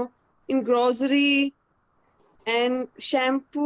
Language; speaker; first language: English; non-native, learner; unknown